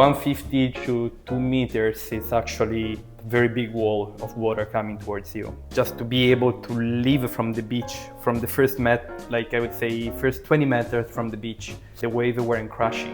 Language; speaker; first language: English; early bilingual, other home language; Italian